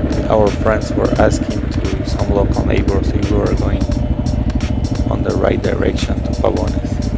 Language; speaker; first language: English; non-native, fluent; Spanish